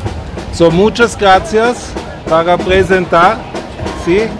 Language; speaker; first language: Spanish; non-native, learner; German